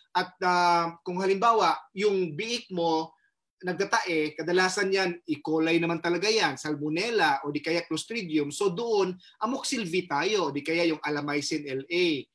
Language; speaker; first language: Filipino; non-native, local second language; Cebuano